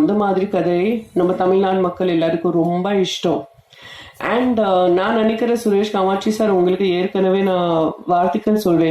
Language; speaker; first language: Tamil; non-native, fluent; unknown